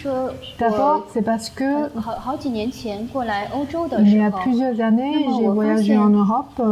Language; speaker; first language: French; non-native, learner; Chinese